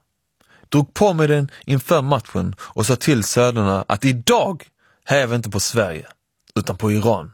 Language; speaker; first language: Swedish; early bilingual, other home language; Persian